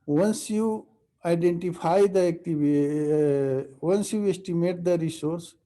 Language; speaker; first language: English; non-native, local second language; Nepali